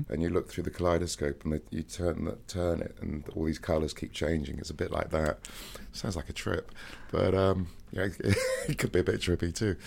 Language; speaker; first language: English; native; English